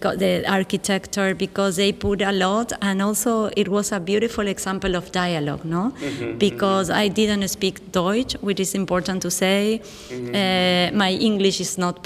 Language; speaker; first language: English; non-native, fluent; Spanish